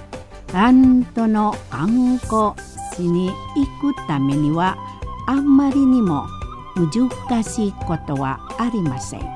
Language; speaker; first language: Japanese; non-native, fluent; Indonesian